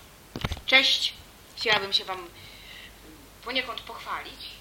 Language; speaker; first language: Polish; native; Polish